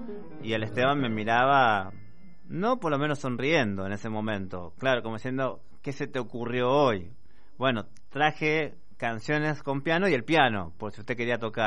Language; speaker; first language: Spanish; native; Spanish